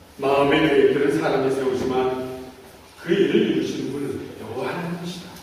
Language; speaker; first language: Korean; native; Korean